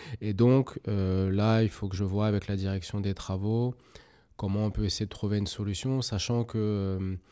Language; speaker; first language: French; native; French